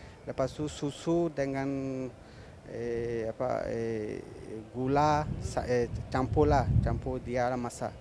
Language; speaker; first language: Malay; non-native, learner; Rohingya